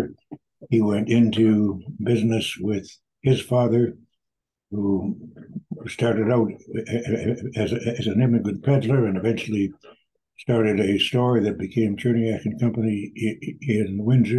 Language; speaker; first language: English; native; English